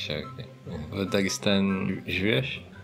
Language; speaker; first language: Russian; non-native, learner; Filipino